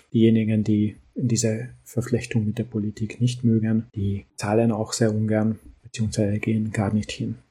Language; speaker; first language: German; early bilingual, other home language; Hungarian